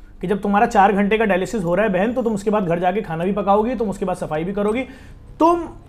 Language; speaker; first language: Urdu; native; Urdu